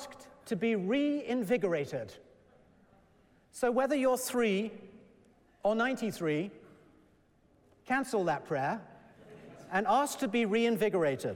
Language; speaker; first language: English; native; English